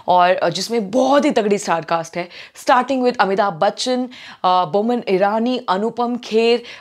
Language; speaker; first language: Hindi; non-native, local second language; Marathi